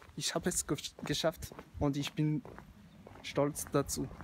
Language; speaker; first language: German; non-native, learner; French